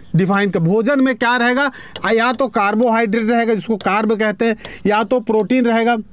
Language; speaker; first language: Hindi; native; Hindi